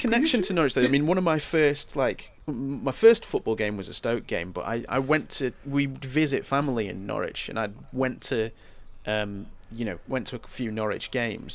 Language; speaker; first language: English; native; English